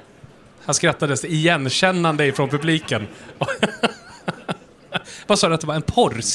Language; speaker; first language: Swedish; native; Swedish